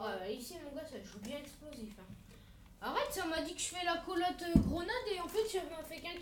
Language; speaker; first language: French; native; French